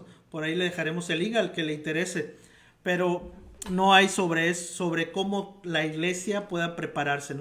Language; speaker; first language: Spanish; native; Spanish